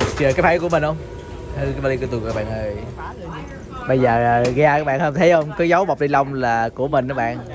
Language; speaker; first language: Vietnamese; native; Vietnamese